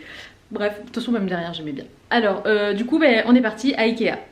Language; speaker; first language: French; native; French